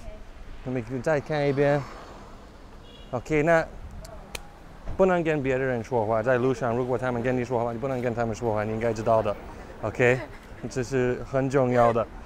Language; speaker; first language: Chinese; non-native, learner; English